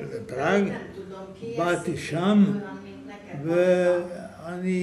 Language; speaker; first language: Hebrew; non-native, fluent; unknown